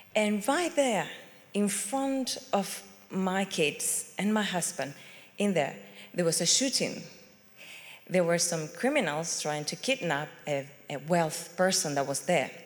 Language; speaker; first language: English; non-native, fluent; Spanish